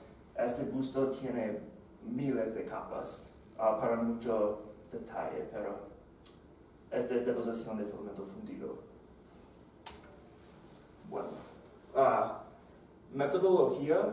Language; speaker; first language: Spanish; non-native, fluent; English